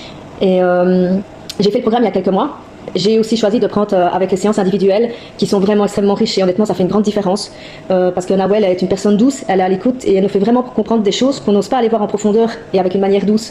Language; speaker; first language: French; native; French